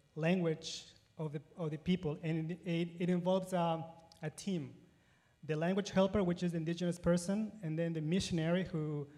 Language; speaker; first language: English; non-native, fluent; Spanish